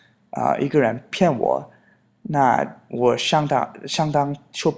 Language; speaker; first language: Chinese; non-native, fluent; English